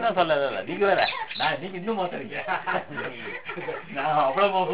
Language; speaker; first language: Tamil; native; Tamil